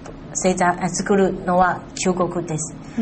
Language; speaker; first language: Japanese; non-native, learner; Chinese